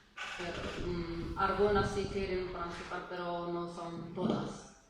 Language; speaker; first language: Spanish; non-native, fluent; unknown